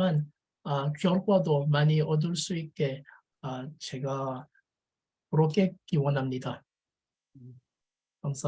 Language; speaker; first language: Korean; non-native, learner; French